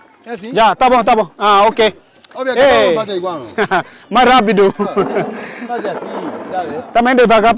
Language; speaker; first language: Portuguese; non-native, learner; Vietnamese